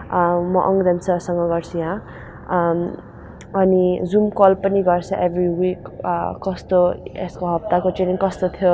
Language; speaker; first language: Nepali; early bilingual, heritage; Nepali